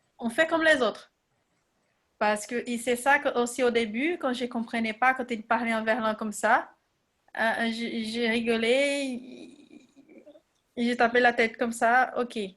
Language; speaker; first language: French; non-native, fluent; Portuguese